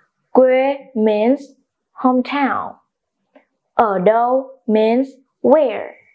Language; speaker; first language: English; non-native, fluent; Vietnamese